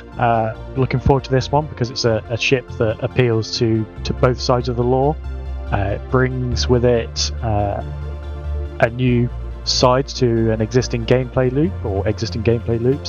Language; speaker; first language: English; native; English